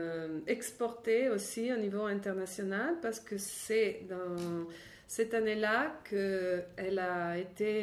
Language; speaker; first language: French; non-native, fluent; Italian